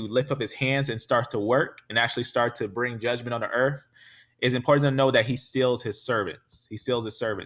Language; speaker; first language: English; native; English